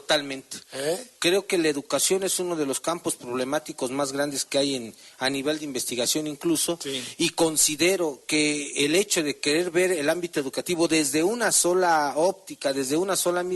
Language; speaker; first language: Spanish; native; Spanish